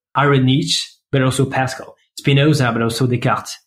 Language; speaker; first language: English; non-native, fluent; French